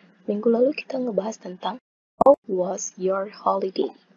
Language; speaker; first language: English; non-native, fluent; Indonesian